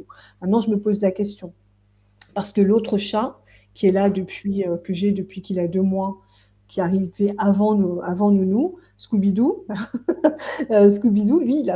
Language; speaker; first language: French; native; French